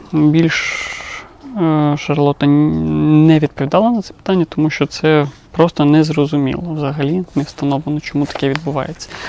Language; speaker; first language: Ukrainian; non-native, local second language; Russian